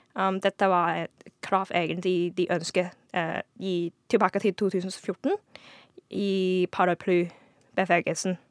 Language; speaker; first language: Norwegian; non-native, fluent; Cantonese